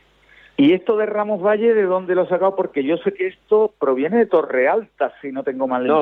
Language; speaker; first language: Spanish; native; Spanish